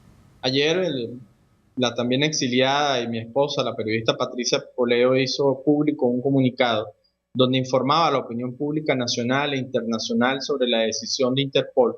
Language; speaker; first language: Spanish; native; Spanish